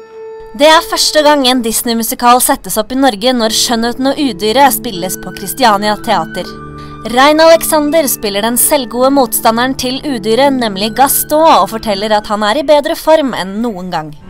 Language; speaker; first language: Norwegian; native; Norwegian